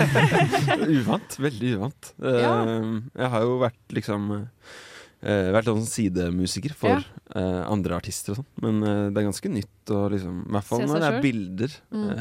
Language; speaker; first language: Norwegian; native; Norwegian